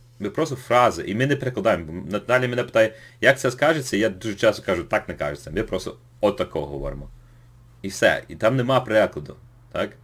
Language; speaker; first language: Ukrainian; early bilingual, heritage; English